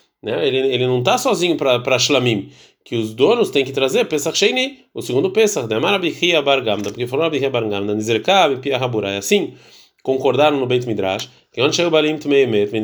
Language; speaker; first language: Portuguese; early bilingual, heritage; Portuguese